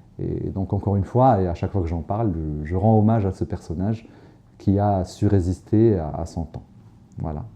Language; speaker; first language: French; non-native, local second language; Arabic